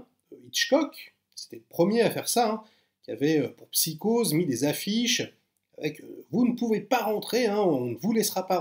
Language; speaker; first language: French; native; French